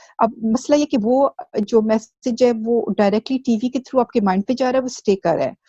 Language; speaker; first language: Urdu; early bilingual, heritage; Urdu